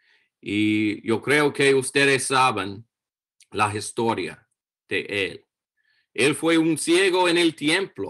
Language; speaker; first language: Spanish; non-native, learner; English